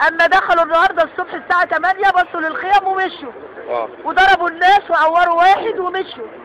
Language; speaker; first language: Arabic; native; Arabic